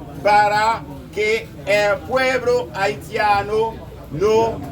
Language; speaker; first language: Spanish; non-native, local second language; Haitian Creole